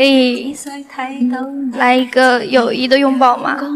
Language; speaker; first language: Chinese; native; Chinese